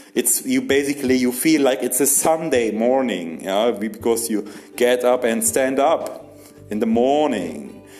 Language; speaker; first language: English; non-native, fluent; German